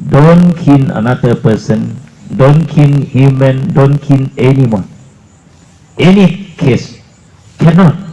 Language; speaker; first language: English; non-native, learner; Thai